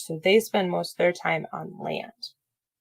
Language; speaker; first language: English; native; English